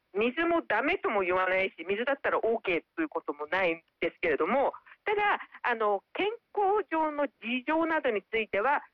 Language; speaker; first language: Japanese; native; Japanese